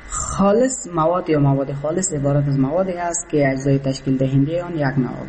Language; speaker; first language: Persian; native; Persian